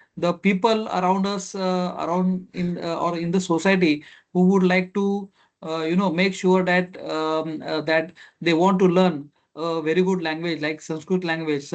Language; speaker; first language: English; non-native, local second language; Marathi